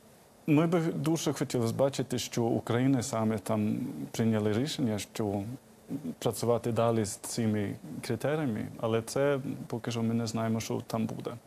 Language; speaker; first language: Ukrainian; non-native, fluent; Swedish